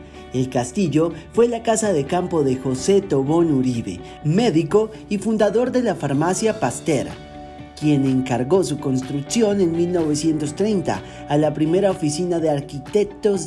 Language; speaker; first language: Spanish; native; Spanish